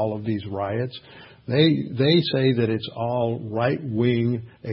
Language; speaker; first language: English; native; English